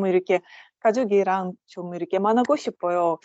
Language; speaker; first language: Korean; non-native, learner; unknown